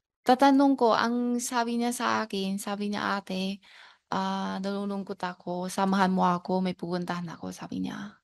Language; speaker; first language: Filipino; non-native, learner; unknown